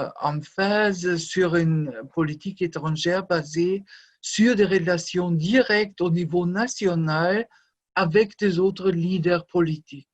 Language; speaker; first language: French; non-native, fluent; German